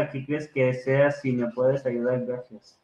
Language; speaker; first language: Spanish; native; Spanish